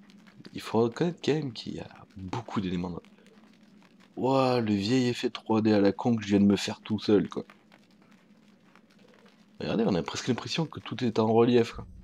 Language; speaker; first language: French; native; French